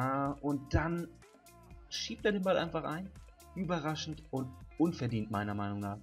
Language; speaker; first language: German; native; German